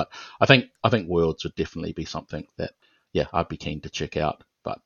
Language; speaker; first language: English; native; English